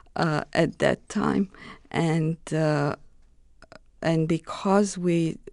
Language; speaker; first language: English; non-native, fluent; Romanian